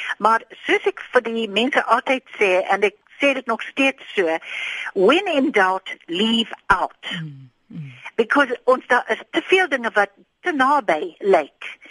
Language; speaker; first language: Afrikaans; non-native, local second language; English